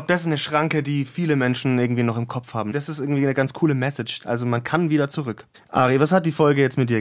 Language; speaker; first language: German; native; German